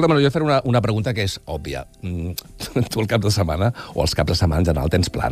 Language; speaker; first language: Catalan; native; Catalan